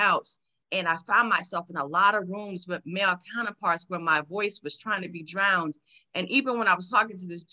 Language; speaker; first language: English; native; English